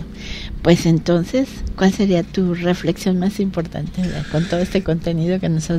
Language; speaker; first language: Spanish; native; Spanish